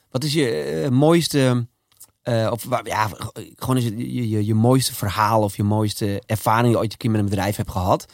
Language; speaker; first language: Dutch; native; Dutch